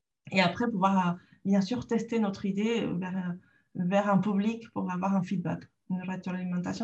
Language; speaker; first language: French; non-native, fluent; Spanish